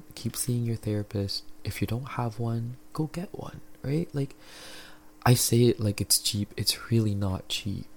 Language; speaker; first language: English; non-native, local second language; Filipino